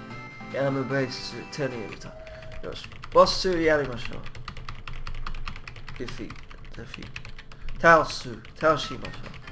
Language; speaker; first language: Japanese; non-native, learner; English